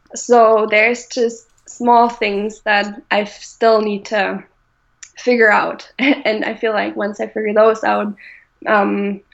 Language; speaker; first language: English; non-native, fluent; German